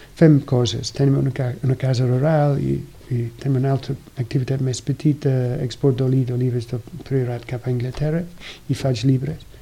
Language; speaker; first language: Catalan; non-native, learner; English